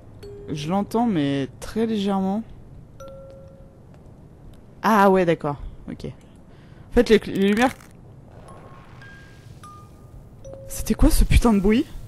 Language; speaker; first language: French; native; French